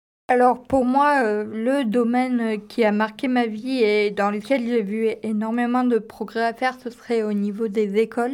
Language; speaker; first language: French; native; French